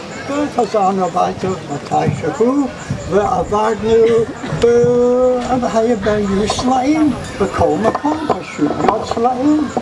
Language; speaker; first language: Hebrew; non-native, fluent; English